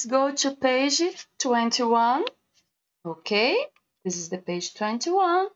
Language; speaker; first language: English; non-native, learner; Portuguese